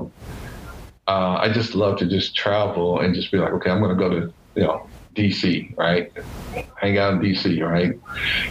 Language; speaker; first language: English; native; English